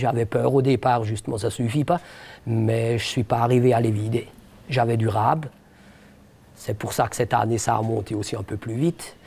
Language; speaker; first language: French; native; French